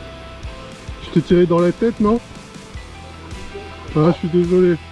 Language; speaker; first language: French; native; French